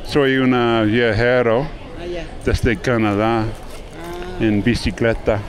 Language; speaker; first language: Spanish; non-native, learner; English